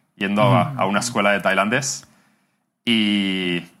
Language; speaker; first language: Spanish; native; Spanish